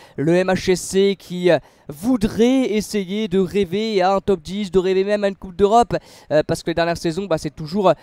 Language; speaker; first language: French; native; French